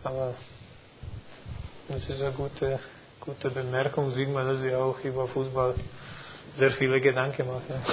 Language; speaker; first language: German; non-native, fluent; Croatian